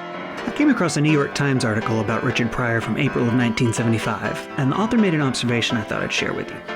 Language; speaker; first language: English; native; English